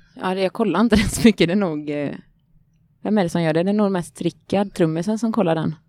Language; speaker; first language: Swedish; native; Swedish